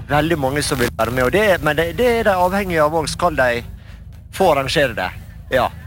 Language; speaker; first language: Norwegian; native; Norwegian